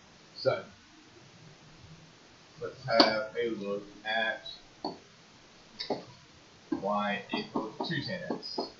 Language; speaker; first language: English; native; English